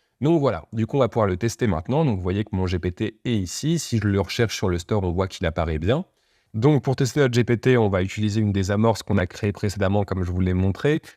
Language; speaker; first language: French; native; French